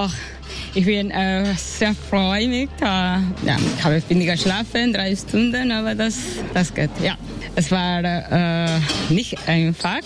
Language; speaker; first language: German; non-native, learner; Spanish